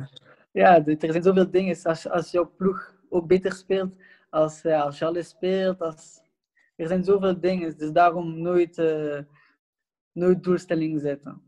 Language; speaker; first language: Dutch; non-native, local second language; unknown